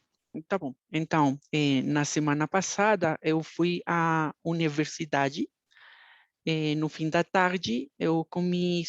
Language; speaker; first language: Portuguese; non-native, learner; Spanish